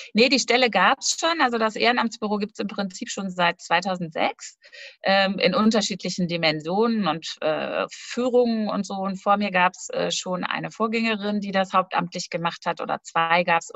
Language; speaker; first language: German; native; German